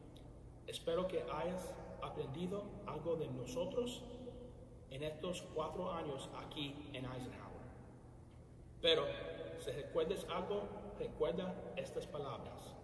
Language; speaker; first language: Spanish; early bilingual, other home language; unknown